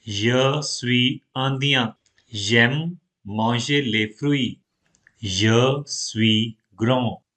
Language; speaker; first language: French; non-native, fluent; Hindi